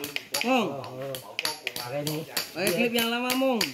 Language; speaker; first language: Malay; non-native, local second language; Javanese